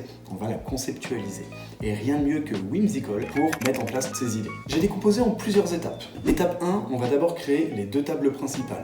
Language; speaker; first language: French; native; French